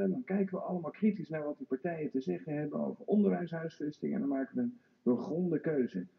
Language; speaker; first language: Dutch; native; Dutch